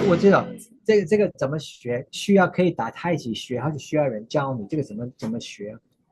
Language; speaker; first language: Chinese; early bilingual, heritage; Chinese